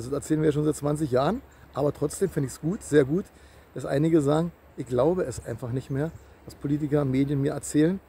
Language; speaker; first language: German; native; German